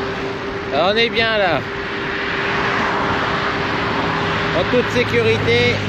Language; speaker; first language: French; native; French